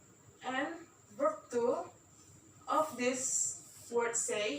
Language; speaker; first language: English; non-native, learner; Indonesian